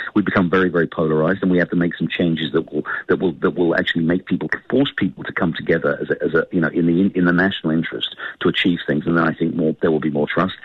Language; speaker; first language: English; native; English